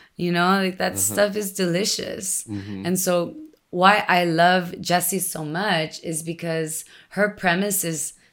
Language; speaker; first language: English; early bilingual, other home language; Spanish